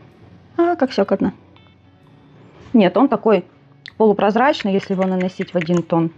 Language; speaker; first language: Russian; native; Russian